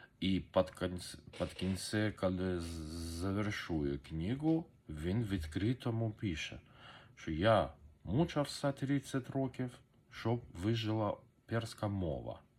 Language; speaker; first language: Ukrainian; non-native, learner; Persian